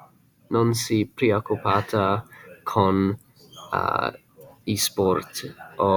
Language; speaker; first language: Italian; non-native, learner; English